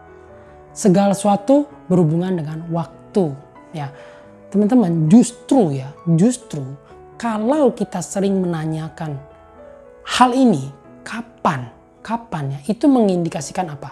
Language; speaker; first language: Indonesian; native; Indonesian